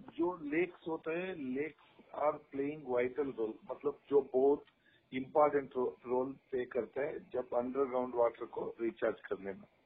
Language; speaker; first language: Hindi; non-native, local second language; Kannada